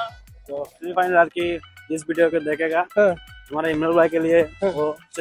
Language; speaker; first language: Hindi; non-native, learner; Bangla